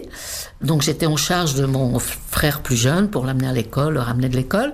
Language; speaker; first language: French; non-native, fluent; Czech